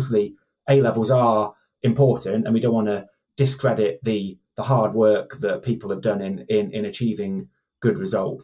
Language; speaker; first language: English; native; English